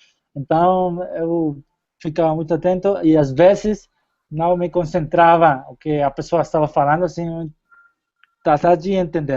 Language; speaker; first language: Portuguese; non-native, fluent; Spanish